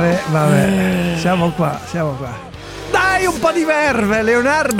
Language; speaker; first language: Italian; native; Italian